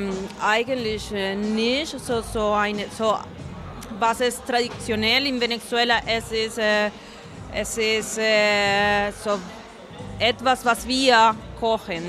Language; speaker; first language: German; non-native, fluent; Spanish